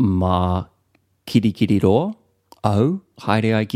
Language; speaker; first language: Māori; non-native, local second language; English